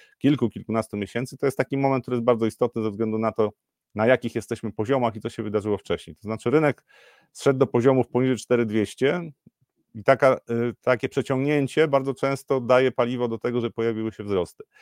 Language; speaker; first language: Polish; native; Polish